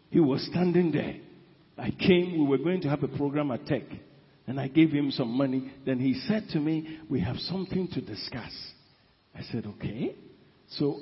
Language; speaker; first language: English; non-native, local second language; Akan